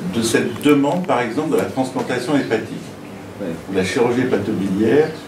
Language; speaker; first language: French; non-native, fluent; Persian